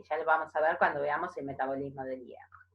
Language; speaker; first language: Spanish; native; Spanish